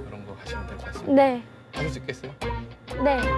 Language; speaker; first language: Korean; native; Korean